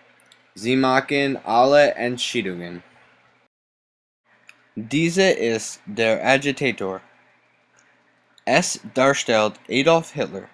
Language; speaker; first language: German; non-native, learner; English